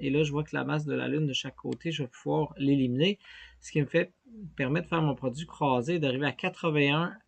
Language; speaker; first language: French; native; French